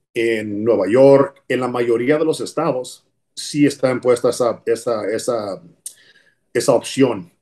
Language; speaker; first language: Spanish; early bilingual, heritage; Spanish